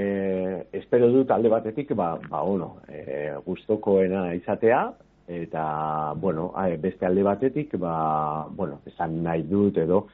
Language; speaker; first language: Basque; non-native, local second language; Spanish